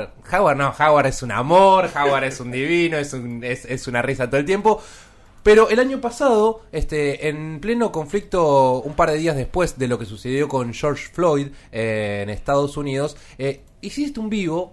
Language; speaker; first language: Spanish; native; Spanish